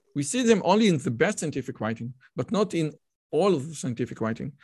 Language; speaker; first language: English; non-native, fluent; Hebrew